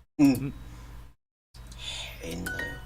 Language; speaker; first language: Japanese; non-native, learner; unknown